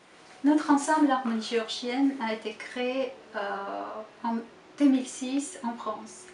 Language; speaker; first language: French; non-native, fluent; Georgian